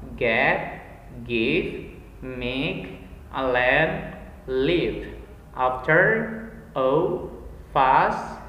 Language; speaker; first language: English; non-native, fluent; Indonesian